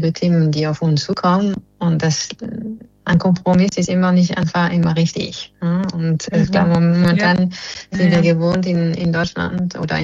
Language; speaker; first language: German; non-native, fluent; French